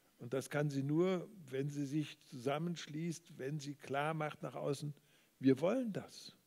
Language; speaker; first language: German; native; German